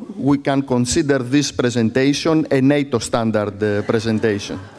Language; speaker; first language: English; non-native, fluent; Greek